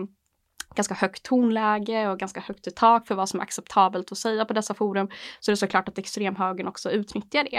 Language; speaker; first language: Swedish; native; Swedish